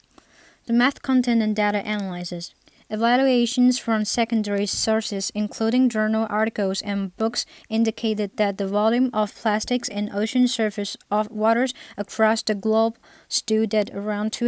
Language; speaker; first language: English; non-native, fluent; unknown